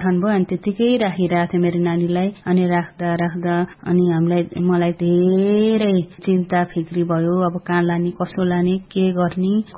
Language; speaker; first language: Nepali; native; Nepali